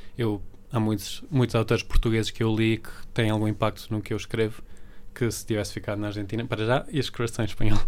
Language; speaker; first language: Portuguese; early bilingual, other home language; Spanish